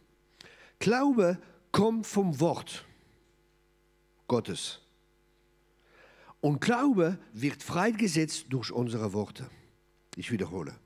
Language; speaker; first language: German; non-native, fluent; French